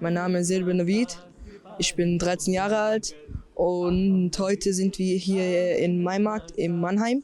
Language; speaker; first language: German; early bilingual, other home language; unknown